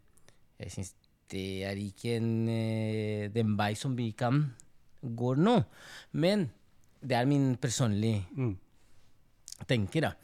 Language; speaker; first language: Norwegian; non-native, fluent; Spanish